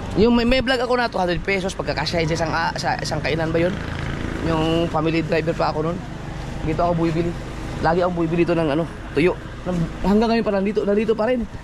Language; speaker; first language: Filipino; non-native, local second language; Cebuano